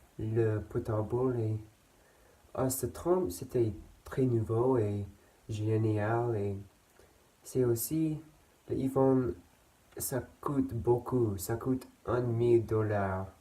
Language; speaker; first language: French; non-native, learner; English